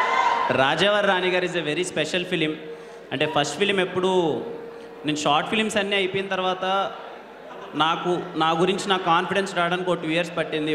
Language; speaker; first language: Telugu; native; Telugu